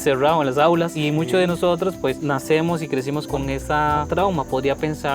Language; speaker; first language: Spanish; non-native, local second language; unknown